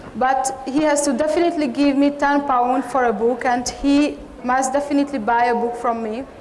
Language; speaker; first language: English; non-native, learner; Hungarian